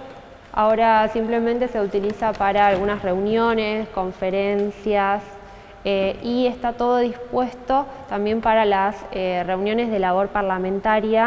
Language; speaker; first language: Spanish; native; Spanish